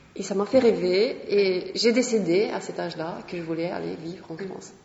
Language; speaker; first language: French; non-native, fluent; Swedish